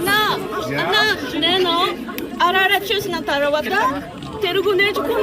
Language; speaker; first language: Telugu; non-native, learner; Japanese